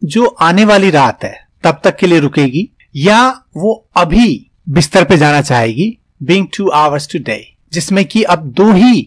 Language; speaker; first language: Hindi; native; Hindi